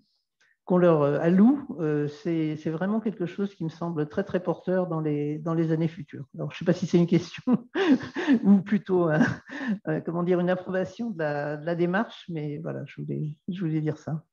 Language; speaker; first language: French; native; French